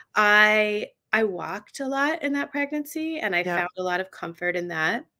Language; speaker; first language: English; native; English